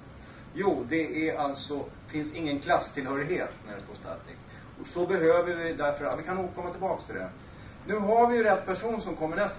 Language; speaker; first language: Swedish; native; Swedish